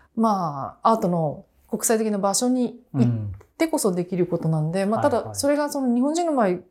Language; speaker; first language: Japanese; native; Japanese